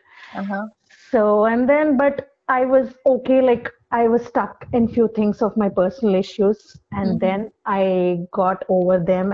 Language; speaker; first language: English; non-native, local second language; Telugu